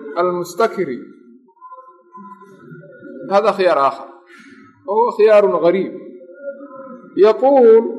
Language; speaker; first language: Arabic; non-native, local second language; Somali